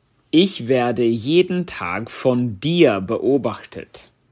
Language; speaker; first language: German; non-native, fluent; English